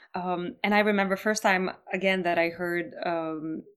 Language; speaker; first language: English; non-native, fluent; Serbian